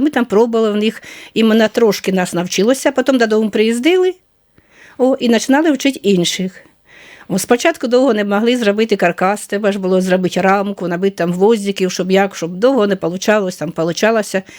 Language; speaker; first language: Ukrainian; native; Ukrainian